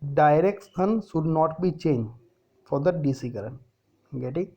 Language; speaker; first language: Hindi; non-native, local second language; Gujarati